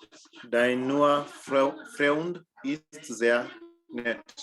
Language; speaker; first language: German; non-native, learner; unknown